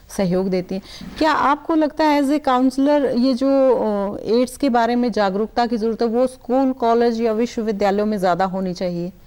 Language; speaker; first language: Hindi; native; Hindi